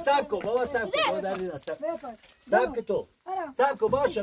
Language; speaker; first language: Persian; non-native, local second language; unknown